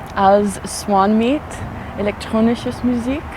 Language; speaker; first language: German; non-native, learner; English